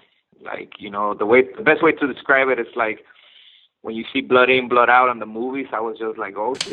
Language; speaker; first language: English; non-native, fluent; Spanish